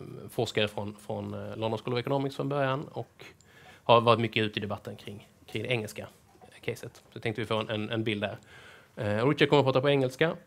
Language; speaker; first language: Swedish; native; Swedish